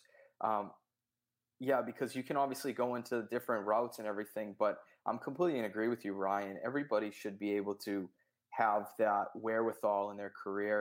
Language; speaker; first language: English; native; English